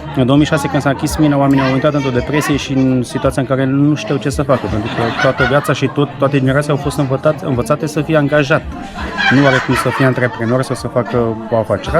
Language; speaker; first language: Romanian; non-native, local second language; Czech